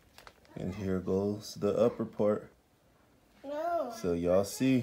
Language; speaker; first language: English; native; English